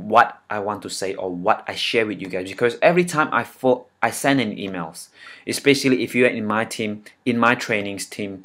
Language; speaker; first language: English; non-native, fluent; Indonesian